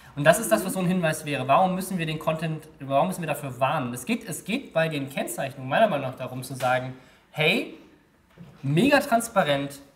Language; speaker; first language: German; native; German